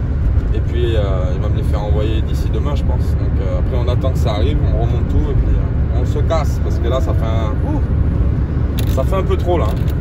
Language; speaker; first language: French; native; French